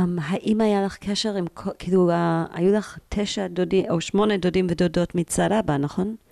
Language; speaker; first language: Hebrew; native; Hebrew